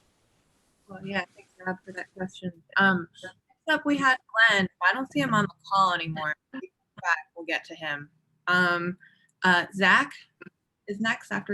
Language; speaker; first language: English; native; English